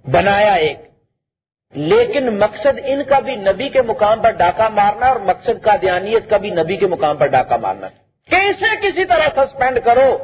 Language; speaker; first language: Urdu; non-native, local second language; Punjabi